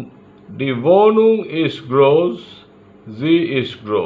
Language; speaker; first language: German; non-native, learner; Bangla